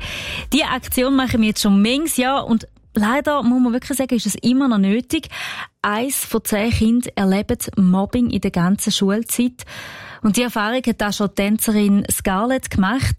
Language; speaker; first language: German; native; German